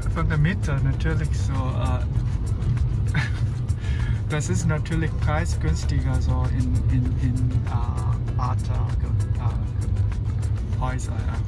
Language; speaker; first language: German; non-native, fluent; Chinese